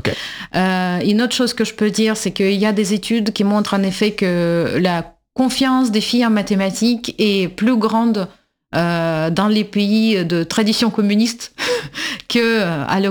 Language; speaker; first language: French; non-native, fluent; Russian